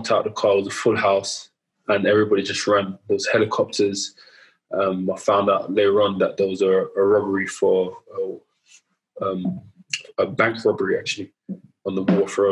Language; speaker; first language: English; native; English